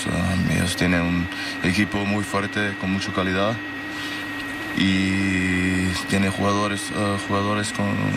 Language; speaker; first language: Spanish; non-native, learner; German